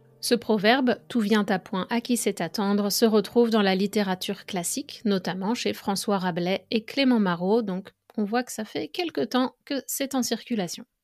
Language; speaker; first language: French; native; French